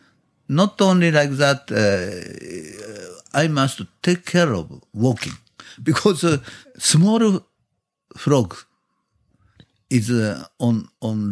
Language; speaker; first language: English; non-native, learner; Japanese